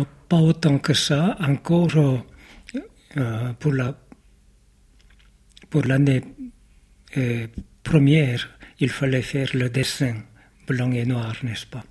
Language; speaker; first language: French; non-native, fluent; Korean